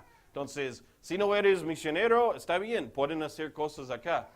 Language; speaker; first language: Spanish; non-native, fluent; English